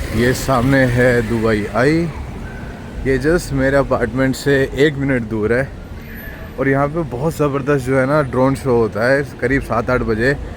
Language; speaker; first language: Hindi; native; Hindi